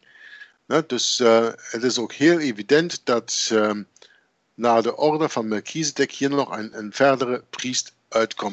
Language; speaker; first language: Dutch; native; Dutch